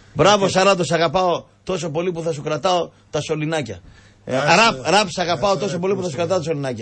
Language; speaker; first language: Greek; native; Greek